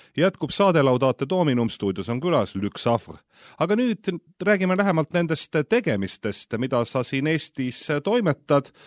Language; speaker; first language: Estonian; native; Estonian